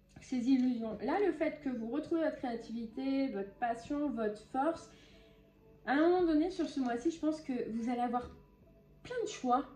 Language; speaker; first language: French; native; French